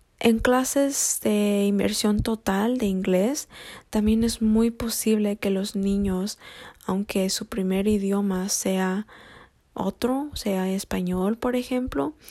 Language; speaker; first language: Spanish; early bilingual, heritage; Spanish